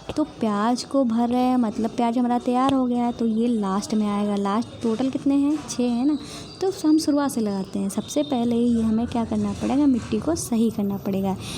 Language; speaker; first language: Hindi; native; Hindi